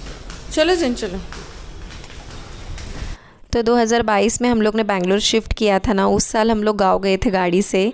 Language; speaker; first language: Hindi; native; Hindi